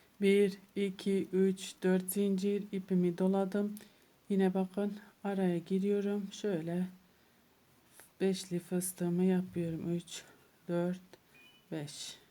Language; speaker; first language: Turkish; native; Turkish